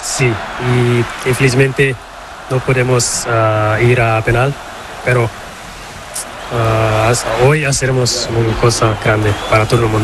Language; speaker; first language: Spanish; non-native, learner; Portuguese